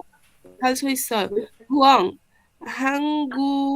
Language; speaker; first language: Korean; non-native, learner; Bangla